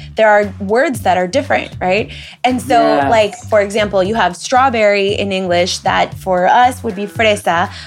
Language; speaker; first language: English; early bilingual, other home language; Spanish